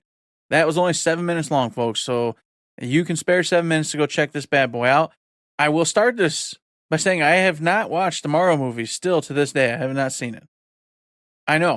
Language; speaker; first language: English; native; English